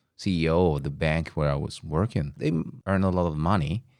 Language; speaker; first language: English; non-native, fluent; Italian